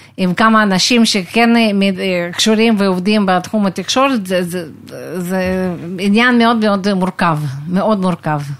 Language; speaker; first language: Hebrew; non-native, fluent; Russian